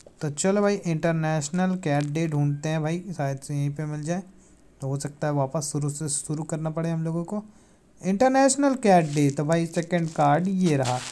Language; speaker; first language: Hindi; native; Hindi